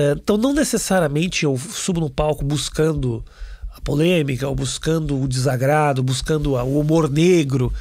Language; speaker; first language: Portuguese; native; Portuguese